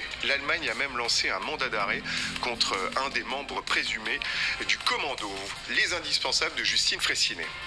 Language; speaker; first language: French; native; French